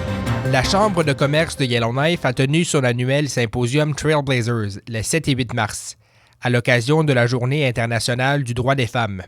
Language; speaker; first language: French; native; French